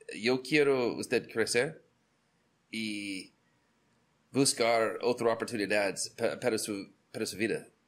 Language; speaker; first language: Spanish; non-native, learner; English